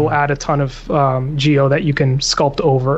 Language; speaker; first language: English; native; English